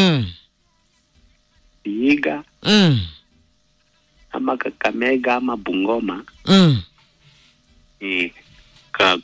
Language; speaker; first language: Swahili; non-native, local second language; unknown